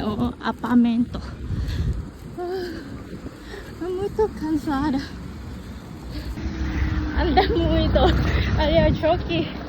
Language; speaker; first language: Portuguese; non-native, learner; Thai